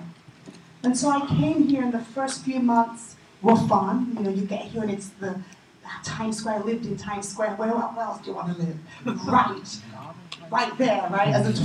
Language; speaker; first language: English; native; English